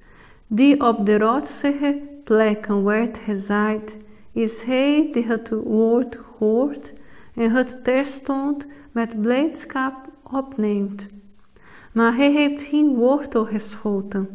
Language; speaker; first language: Dutch; non-native, fluent; Portuguese